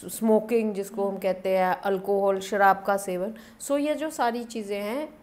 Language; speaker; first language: Hindi; non-native, local second language; Punjabi